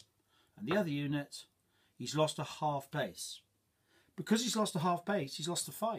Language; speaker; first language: English; native; English